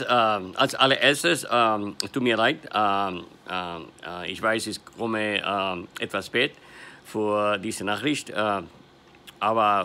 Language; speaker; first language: German; non-native, learner; English